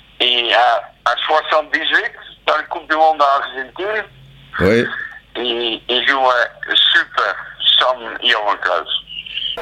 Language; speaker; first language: French; non-native, learner; Dutch